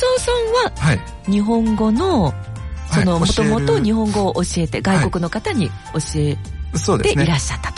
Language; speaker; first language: Japanese; native; Japanese